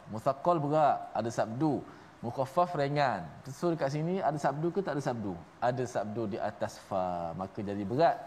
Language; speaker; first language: Malay; native; Malay